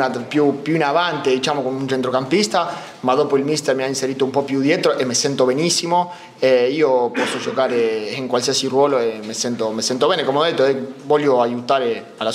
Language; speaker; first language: Italian; non-native, fluent; Spanish